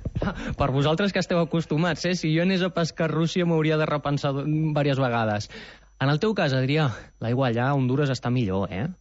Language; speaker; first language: Catalan; native; Catalan